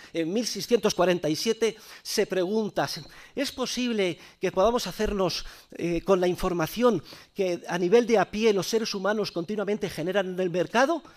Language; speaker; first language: Spanish; native; Spanish